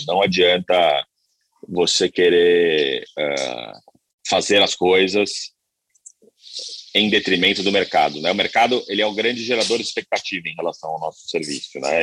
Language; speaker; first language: Portuguese; native; Portuguese